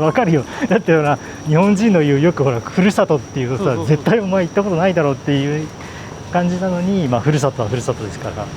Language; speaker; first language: Japanese; native; Japanese